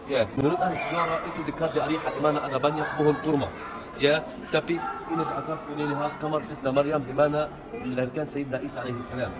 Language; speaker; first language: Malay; non-native, learner; Arabic